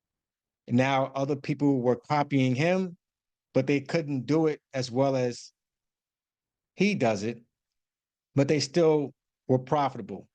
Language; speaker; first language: English; native; English